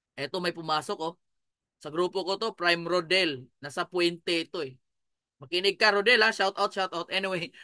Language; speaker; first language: Filipino; non-native, local second language; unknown